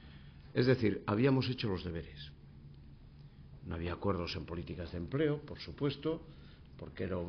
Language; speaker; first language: Spanish; native; Spanish